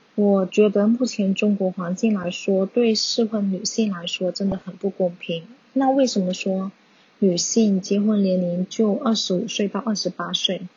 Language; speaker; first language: Chinese; non-native, local second language; Cantonese